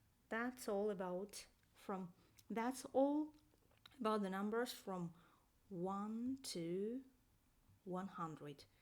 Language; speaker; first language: English; non-native, fluent; Azerbaijani